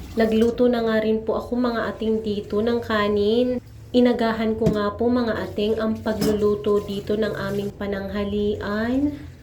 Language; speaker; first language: Filipino; non-native, local second language; Masbatenyo